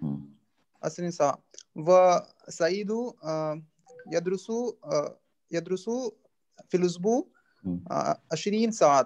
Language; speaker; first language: Arabic; non-native, learner; Urdu